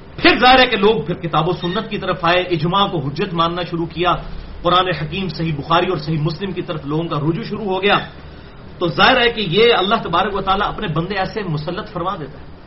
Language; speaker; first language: Urdu; non-native, local second language; Punjabi